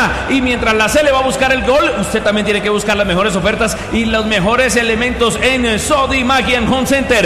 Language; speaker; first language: Spanish; native; Spanish